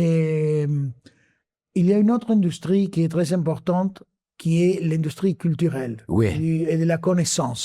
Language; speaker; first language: French; non-native, fluent; Spanish